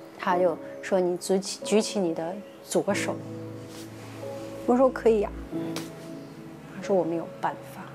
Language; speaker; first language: Chinese; native; Chinese